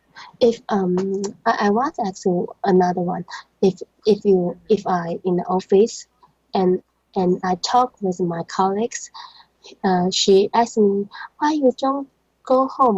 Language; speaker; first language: English; non-native, learner; Chinese